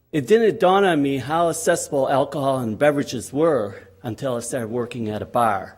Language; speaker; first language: English; native; English